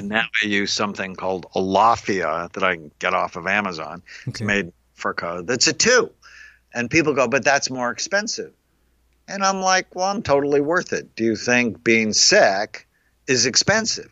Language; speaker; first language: English; native; English